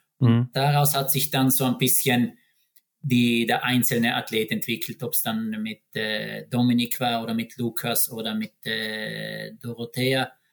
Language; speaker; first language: German; native; German